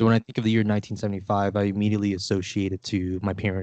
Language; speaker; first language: English; early bilingual, other home language; Vietnamese